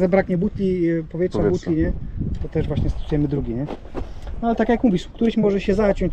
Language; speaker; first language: Polish; native; Polish